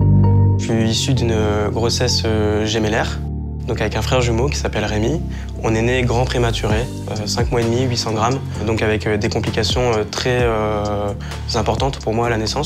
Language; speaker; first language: French; native; French